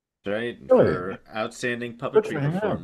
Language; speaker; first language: English; native; English